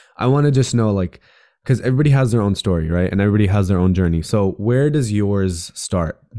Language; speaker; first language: English; native; English